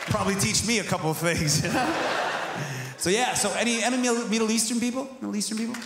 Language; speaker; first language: English; native; English